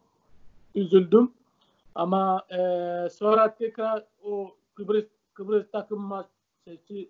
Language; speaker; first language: Turkish; non-native, learner; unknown